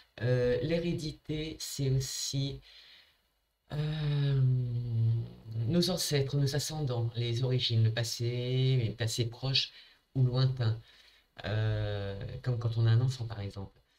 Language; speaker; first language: French; native; French